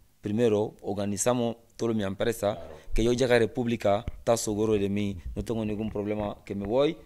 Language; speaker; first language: Spanish; non-native, learner; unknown